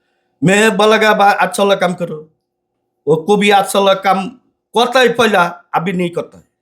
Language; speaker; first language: Hindi; non-native, learner; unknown